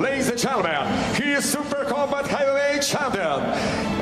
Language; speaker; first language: English; non-native, fluent; Russian